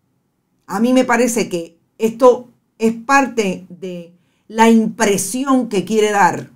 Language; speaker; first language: Spanish; native; Spanish